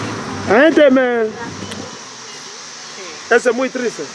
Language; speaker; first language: Spanish; non-native, learner; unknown